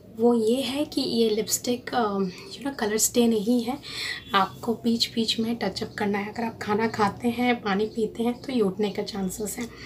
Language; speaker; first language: Hindi; non-native, local second language; Bangla